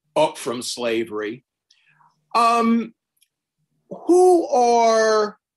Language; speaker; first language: English; native; English